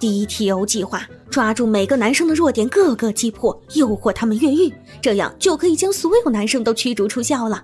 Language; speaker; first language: Chinese; native; Chinese